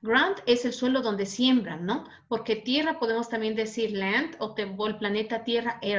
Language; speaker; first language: Spanish; native; Spanish